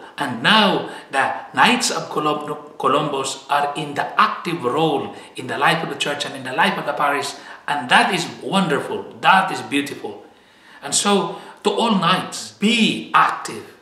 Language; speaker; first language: English; non-native, fluent; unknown